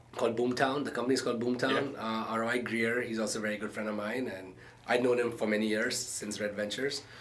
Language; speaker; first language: English; early bilingual, other home language; Arabic